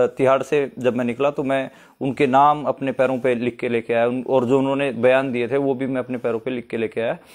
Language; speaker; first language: Hindi; native; Hindi